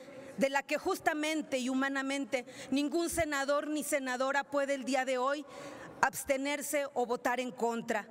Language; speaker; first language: Spanish; native; Spanish